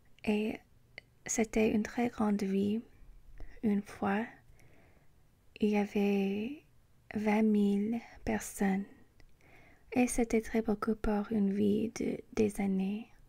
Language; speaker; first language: French; non-native, learner; English